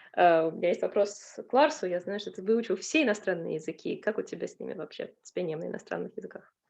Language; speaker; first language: Russian; native; Russian